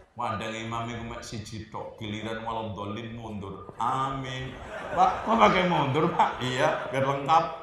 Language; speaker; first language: Indonesian; native; Indonesian